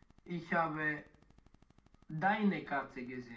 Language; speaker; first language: German; non-native, learner; Romanian